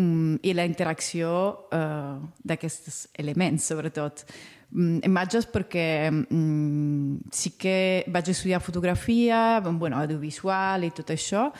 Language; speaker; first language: Catalan; non-native, fluent; Italian